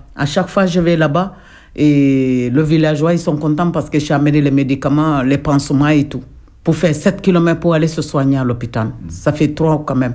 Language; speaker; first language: French; non-native, local second language; Jola-Fonyi